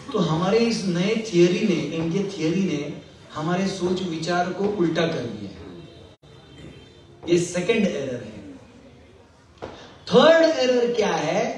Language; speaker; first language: Hindi; native; Hindi